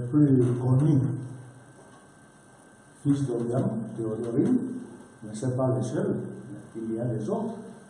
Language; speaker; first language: French; non-native, learner; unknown